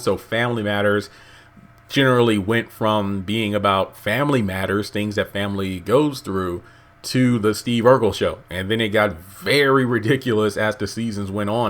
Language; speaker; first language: English; native; English